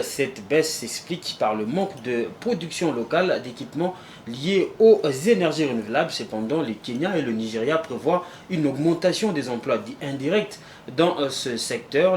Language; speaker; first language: French; native; French